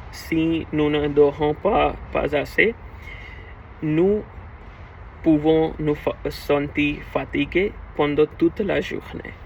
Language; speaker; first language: French; non-native, learner; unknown